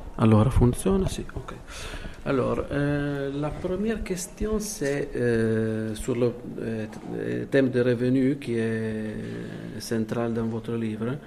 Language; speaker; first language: French; non-native, fluent; Italian